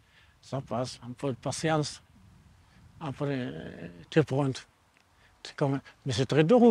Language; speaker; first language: French; non-native, learner; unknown